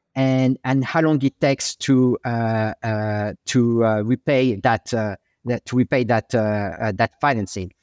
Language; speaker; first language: English; non-native, fluent; French